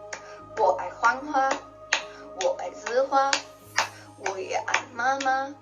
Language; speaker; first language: Chinese; non-native, learner; English